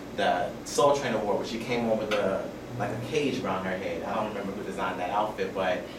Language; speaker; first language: English; native; English